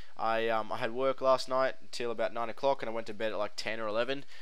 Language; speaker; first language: English; native; English